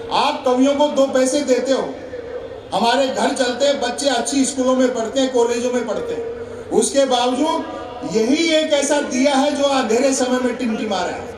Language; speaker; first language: Hindi; native; Hindi